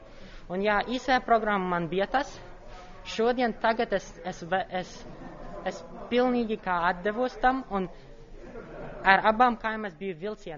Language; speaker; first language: Latvian; non-native, local second language; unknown